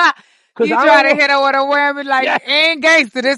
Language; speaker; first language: English; native; English